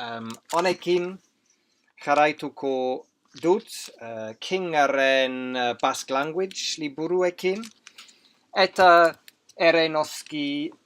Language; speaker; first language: Basque; non-native, learner; English